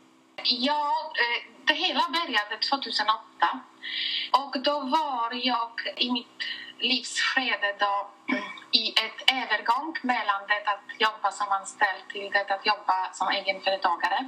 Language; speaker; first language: Swedish; non-native, fluent; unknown